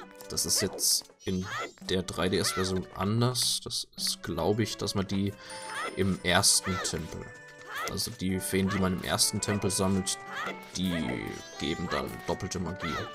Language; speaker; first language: German; native; German